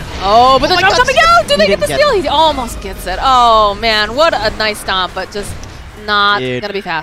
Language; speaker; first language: English; native; English